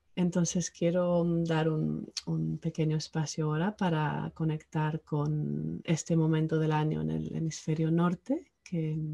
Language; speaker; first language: Spanish; non-native, local second language; English